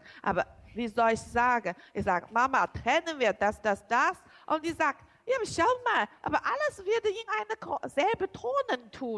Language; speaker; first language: German; non-native, learner; Chinese